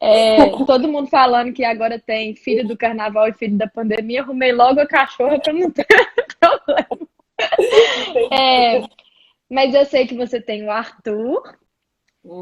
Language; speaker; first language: Portuguese; native; Portuguese